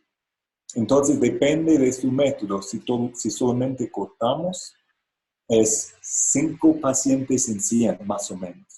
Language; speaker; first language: Spanish; non-native, fluent; English